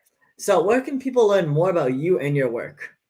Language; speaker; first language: English; native; English